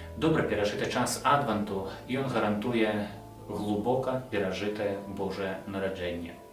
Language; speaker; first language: Belarusian; non-native, local second language; Russian